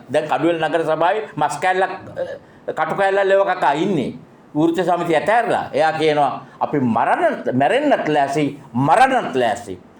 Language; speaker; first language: Sinhala; native; Sinhala